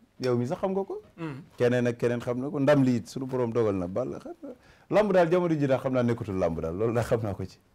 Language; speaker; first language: Wolof; native; Wolof